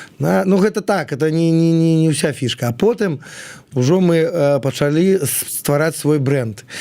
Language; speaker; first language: Belarusian; non-native, local second language; Russian